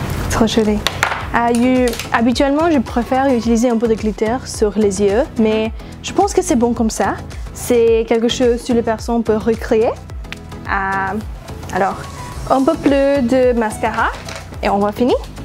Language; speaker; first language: French; non-native, learner; English